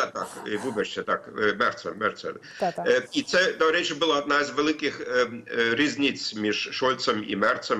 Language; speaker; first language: Ukrainian; non-native, fluent; German